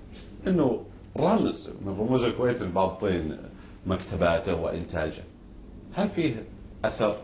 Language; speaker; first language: Arabic; native; Arabic